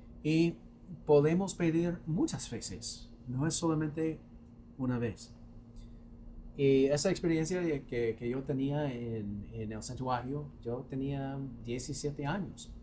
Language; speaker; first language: Spanish; non-native, fluent; English